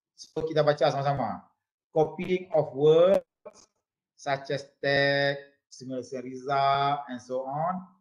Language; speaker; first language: English; non-native, local second language; Malay